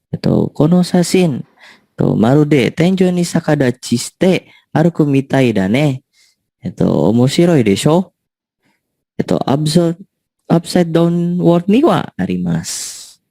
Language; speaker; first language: Japanese; non-native, learner; Indonesian